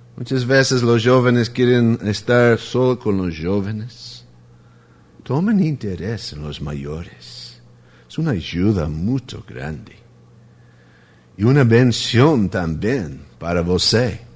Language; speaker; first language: Spanish; non-native, fluent; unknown